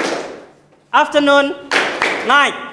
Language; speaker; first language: English; non-native, learner; Indonesian